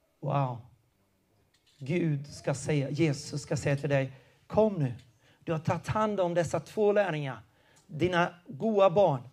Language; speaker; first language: Swedish; non-native, fluent; Spanish